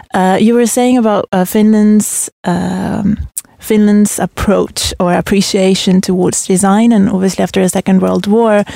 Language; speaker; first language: English; non-native, fluent; Finnish